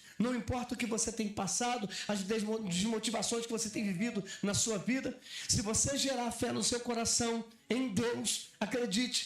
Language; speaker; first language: Portuguese; native; Portuguese